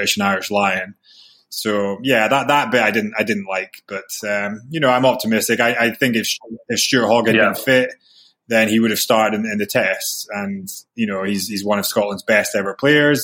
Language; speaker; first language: English; native; English